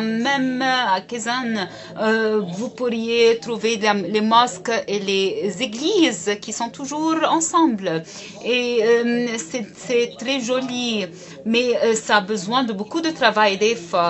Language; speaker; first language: French; non-native, fluent; Arabic